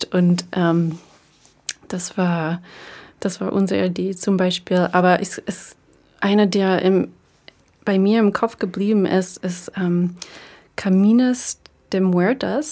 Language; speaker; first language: German; non-native, fluent; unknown